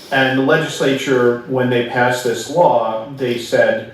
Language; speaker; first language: English; native; English